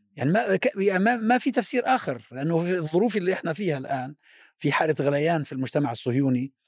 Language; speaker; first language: Arabic; native; Arabic